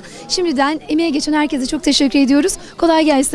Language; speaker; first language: Turkish; native; Turkish